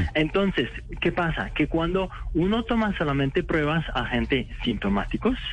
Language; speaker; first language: Spanish; non-native, fluent; French